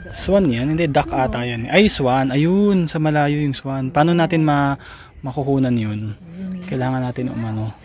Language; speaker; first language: Filipino; native; Filipino